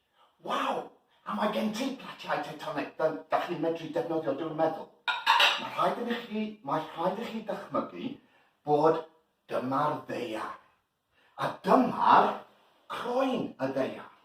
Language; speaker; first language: Welsh; non-native, learner; English